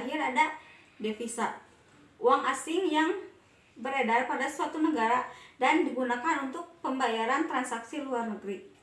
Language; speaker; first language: Indonesian; native; Indonesian